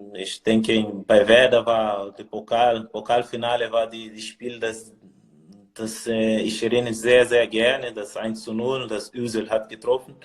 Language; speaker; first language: German; non-native, learner; Portuguese